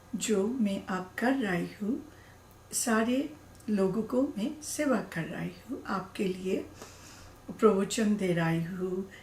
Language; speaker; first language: Hindi; non-native, learner; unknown